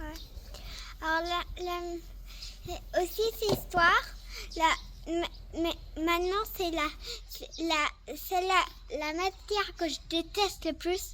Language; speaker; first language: French; early bilingual, heritage; French